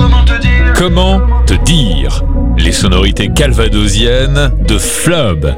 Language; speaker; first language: French; native; French